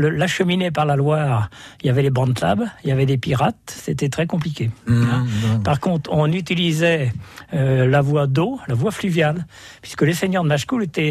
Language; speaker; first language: French; native; French